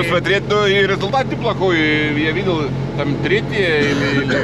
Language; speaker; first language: Russian; non-native, fluent; Lithuanian